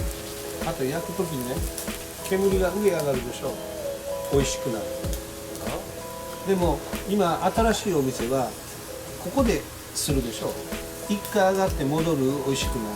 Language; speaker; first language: Japanese; native; Japanese